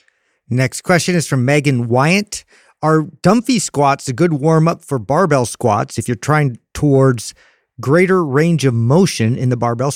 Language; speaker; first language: English; native; English